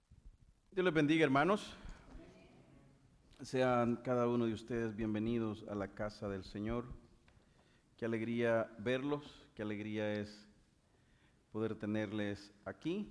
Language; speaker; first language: Spanish; native; Spanish